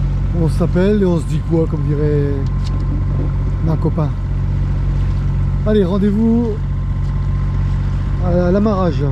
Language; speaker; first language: French; native; French